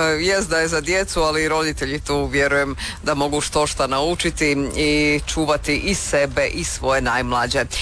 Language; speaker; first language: Croatian; native; Croatian